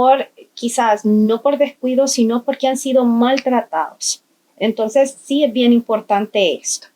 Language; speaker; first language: Spanish; native; Spanish